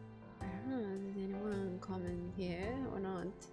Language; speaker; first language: English; non-native, learner; Japanese